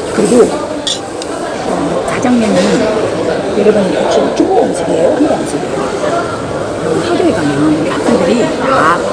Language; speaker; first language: Korean; early bilingual, heritage; Korean